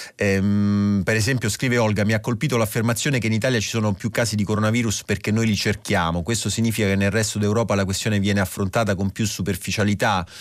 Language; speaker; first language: Italian; native; Italian